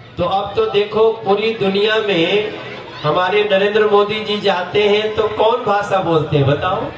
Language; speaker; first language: Hindi; native; Hindi